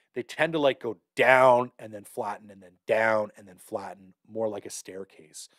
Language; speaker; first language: English; native; English